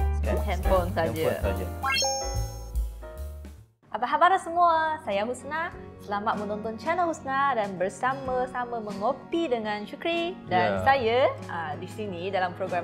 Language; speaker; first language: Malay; non-native, fluent; Chinese